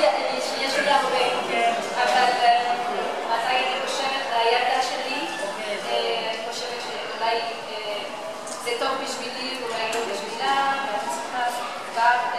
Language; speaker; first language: Hebrew; non-native, learner; French